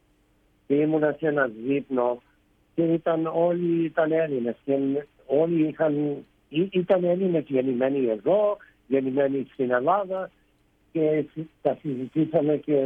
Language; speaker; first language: Greek; early bilingual, heritage; Greek